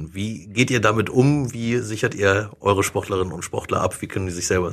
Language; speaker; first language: German; native; German